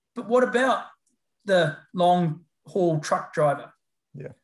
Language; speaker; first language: English; native; English